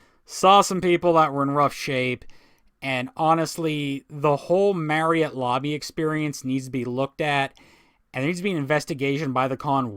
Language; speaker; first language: English; native; English